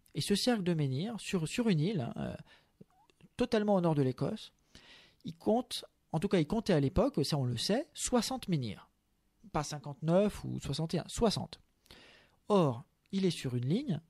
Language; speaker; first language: French; native; French